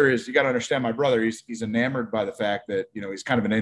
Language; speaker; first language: English; native; English